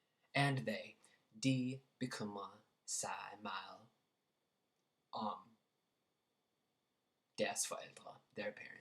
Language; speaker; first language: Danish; non-native, learner; English